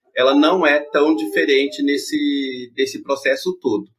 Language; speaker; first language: Portuguese; native; Portuguese